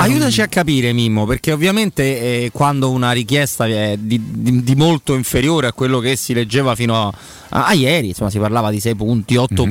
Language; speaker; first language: Italian; native; Italian